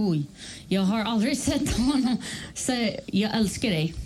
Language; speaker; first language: Swedish; non-native, fluent; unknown